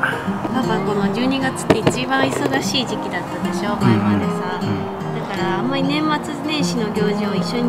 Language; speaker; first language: Japanese; native; Japanese